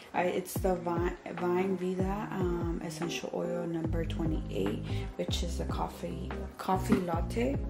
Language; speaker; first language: English; early bilingual, other home language; Spanish